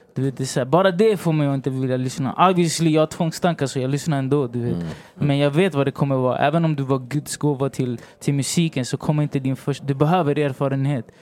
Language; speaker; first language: Swedish; early bilingual, other home language; Spanish